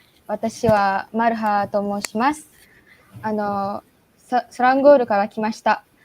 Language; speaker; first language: Japanese; non-native, learner; Malay